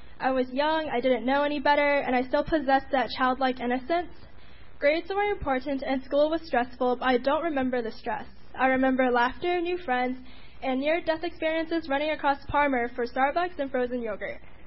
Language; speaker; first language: English; early bilingual, other home language; Chinese